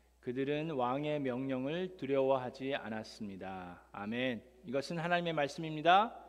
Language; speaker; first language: Korean; native; Korean